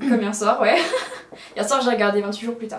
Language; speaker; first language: French; native; French